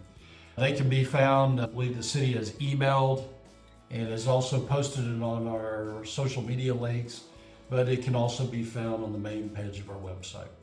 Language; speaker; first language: English; native; English